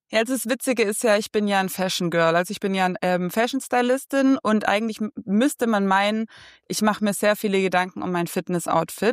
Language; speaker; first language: German; native; German